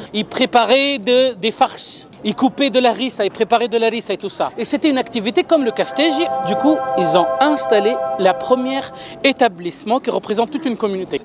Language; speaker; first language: French; non-native, local second language; Arabic